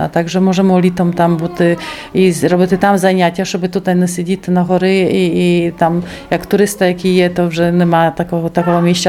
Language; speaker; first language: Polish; non-native, local second language; Ukrainian